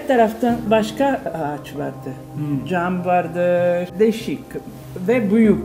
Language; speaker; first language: Turkish; non-native, learner; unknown